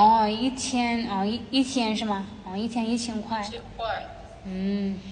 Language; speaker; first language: Chinese; non-native, fluent; Thai